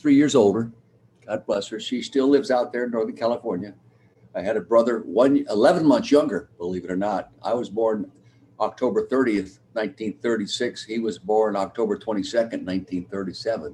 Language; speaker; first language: English; native; English